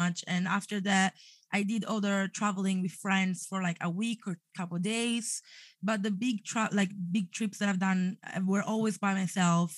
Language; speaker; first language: English; non-native, fluent; Italian